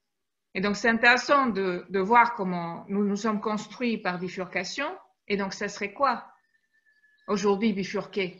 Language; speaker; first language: French; native; French